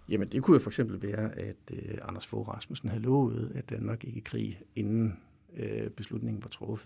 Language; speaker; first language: Danish; native; Danish